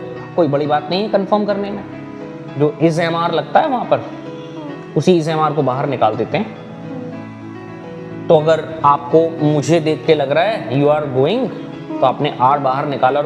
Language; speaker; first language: Hindi; native; Hindi